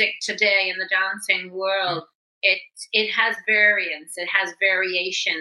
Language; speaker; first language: English; native; English